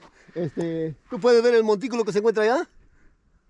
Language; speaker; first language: Spanish; native; Spanish